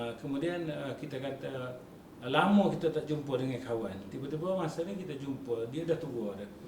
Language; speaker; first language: Malay; native; Malay